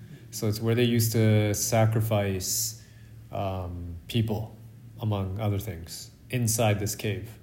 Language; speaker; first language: English; native; English